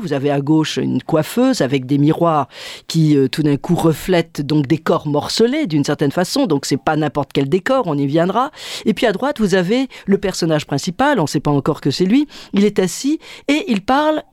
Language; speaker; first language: French; native; French